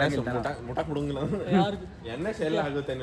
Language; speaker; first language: Kannada; native; Kannada